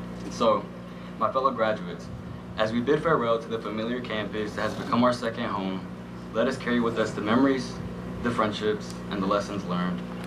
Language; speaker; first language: English; early bilingual, other home language; Spanish